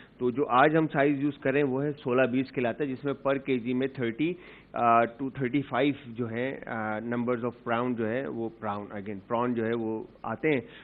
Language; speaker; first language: Urdu; native; Urdu